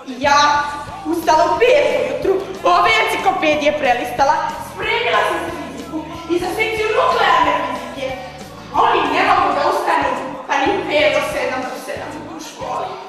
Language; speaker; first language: Bosnian; native; Bosnian